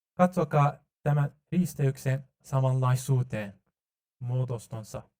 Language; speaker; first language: Finnish; non-native, learner; Turkish